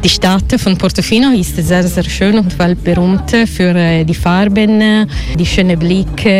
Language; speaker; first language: German; non-native, learner; Italian